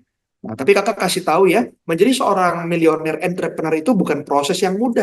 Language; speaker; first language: Indonesian; native; Indonesian